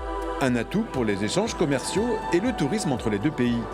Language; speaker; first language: French; native; French